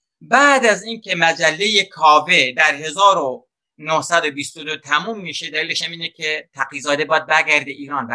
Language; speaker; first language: Persian; non-native, local second language; Kurdish